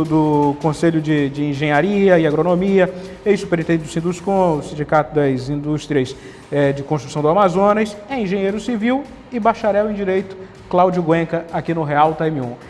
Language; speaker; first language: Portuguese; native; Portuguese